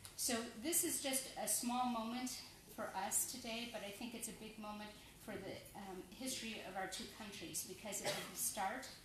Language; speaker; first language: English; native; English